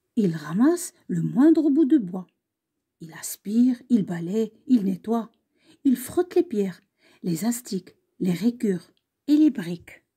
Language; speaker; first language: French; native; French